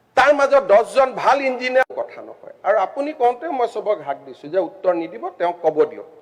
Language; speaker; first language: Assamese; native; Assamese